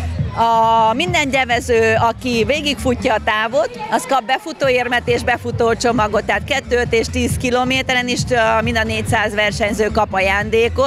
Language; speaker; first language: Hungarian; native; Hungarian